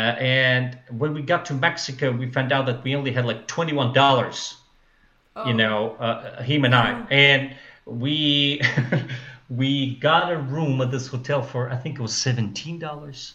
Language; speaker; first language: English; non-native, fluent; Russian